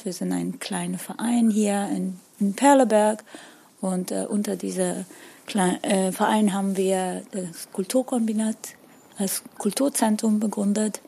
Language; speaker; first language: German; non-native, fluent; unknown